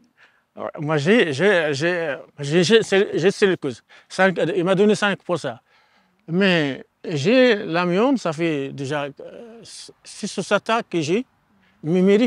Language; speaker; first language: French; non-native, learner; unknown